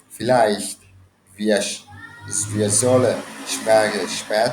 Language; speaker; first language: German; non-native, learner; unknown